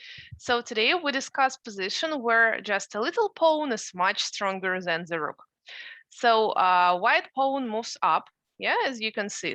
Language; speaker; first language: English; non-native, fluent; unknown